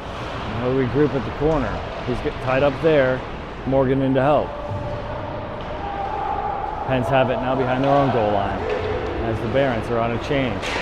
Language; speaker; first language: English; native; English